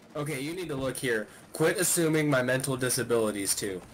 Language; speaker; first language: English; native; English